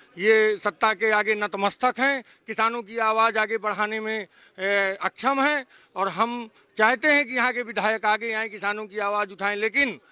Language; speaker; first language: Hindi; native; Hindi